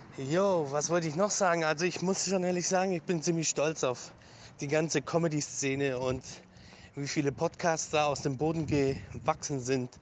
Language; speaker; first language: German; native; German